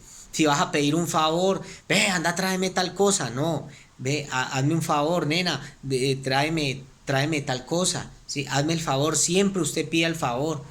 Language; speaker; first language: Spanish; native; Spanish